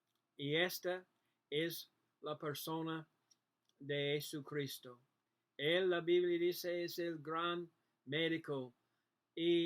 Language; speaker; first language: Spanish; non-native, learner; English